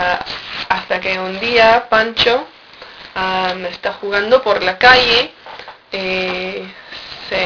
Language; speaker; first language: Spanish; non-native, learner; English